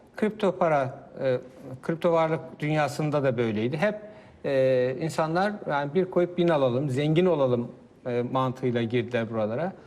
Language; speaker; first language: Turkish; native; Turkish